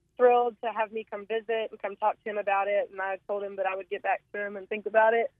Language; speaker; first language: English; native; English